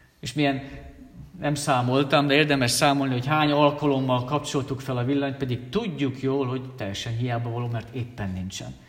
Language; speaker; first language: Hungarian; native; Hungarian